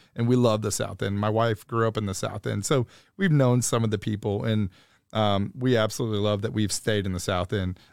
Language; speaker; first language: English; native; English